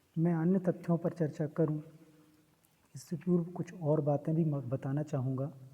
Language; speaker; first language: Hindi; native; Hindi